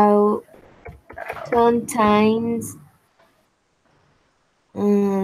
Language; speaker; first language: English; non-native, learner; Spanish